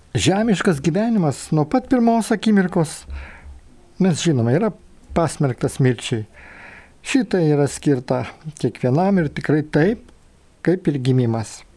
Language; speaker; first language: Lithuanian; native; Lithuanian